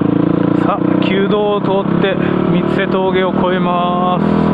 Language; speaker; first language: Japanese; native; Japanese